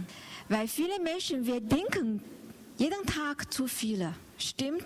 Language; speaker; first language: German; non-native, learner; Chinese